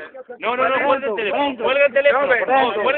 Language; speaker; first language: Spanish; native; Spanish